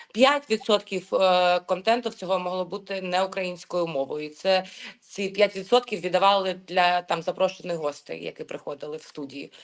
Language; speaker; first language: Ukrainian; non-native, local second language; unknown